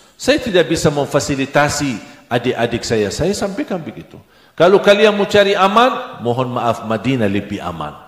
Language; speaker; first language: Indonesian; non-native, fluent; Arabic